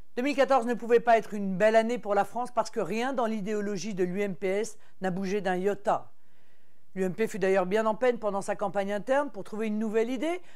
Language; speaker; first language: French; native; French